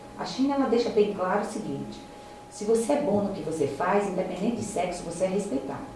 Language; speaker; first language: Portuguese; native; Portuguese